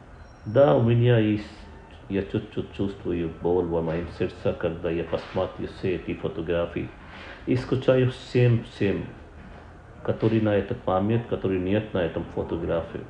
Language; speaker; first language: Russian; non-native, learner; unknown